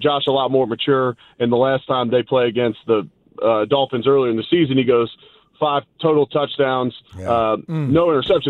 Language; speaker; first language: English; native; English